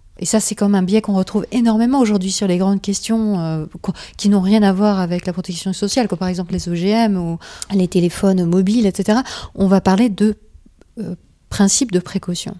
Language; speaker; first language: French; native; French